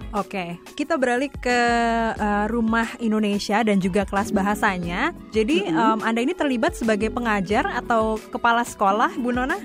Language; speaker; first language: Indonesian; native; Indonesian